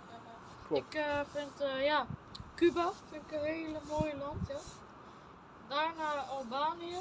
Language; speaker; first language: Dutch; early bilingual, other home language; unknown